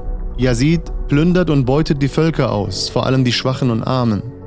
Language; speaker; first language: German; native; German